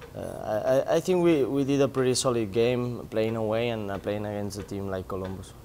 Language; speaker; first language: English; non-native, fluent; Spanish